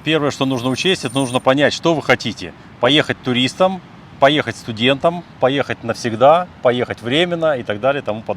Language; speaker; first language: Russian; native; Russian